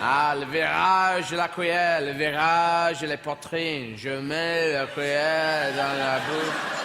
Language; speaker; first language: French; non-native, fluent; English